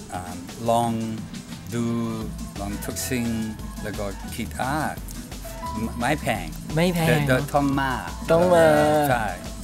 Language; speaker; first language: Thai; non-native, learner; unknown